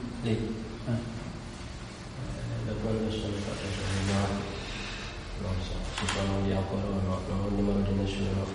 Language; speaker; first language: Italian; non-native, learner; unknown